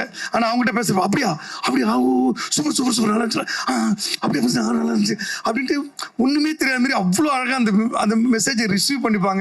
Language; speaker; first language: Tamil; native; Tamil